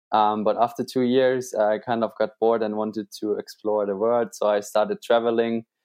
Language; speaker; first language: English; non-native, fluent; German